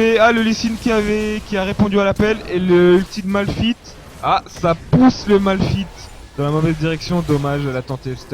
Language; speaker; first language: French; native; French